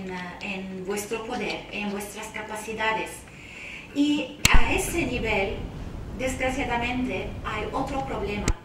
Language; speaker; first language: Spanish; non-native, fluent; Arabic